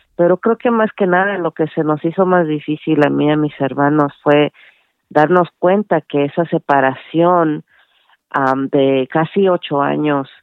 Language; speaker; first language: Spanish; native; Spanish